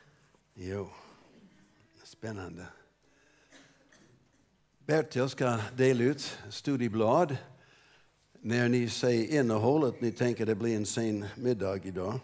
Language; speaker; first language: Swedish; non-native, fluent; English